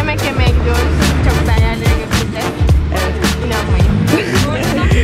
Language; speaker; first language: Turkish; native; Turkish